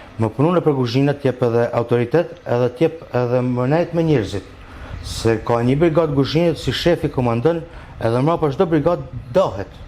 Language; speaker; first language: Albanian; early bilingual, heritage; Albanian